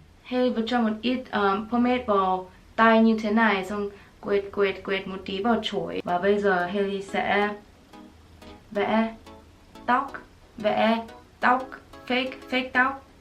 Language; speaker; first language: Vietnamese; early bilingual, heritage; Vietnamese